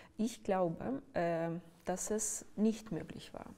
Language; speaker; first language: German; non-native, fluent; Ukrainian